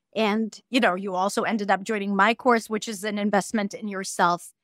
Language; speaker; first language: English; non-native, fluent; Vietnamese